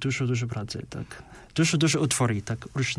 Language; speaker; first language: Polish; non-native, learner; Chinese